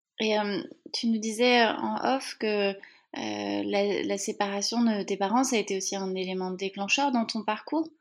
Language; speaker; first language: French; native; French